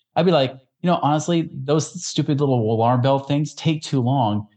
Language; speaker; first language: English; native; English